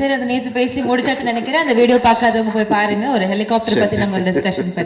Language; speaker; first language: Tamil; native; Tamil